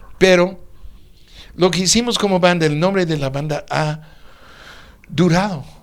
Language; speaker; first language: Spanish; non-native, fluent; English